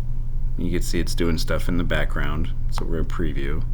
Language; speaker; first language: English; native; English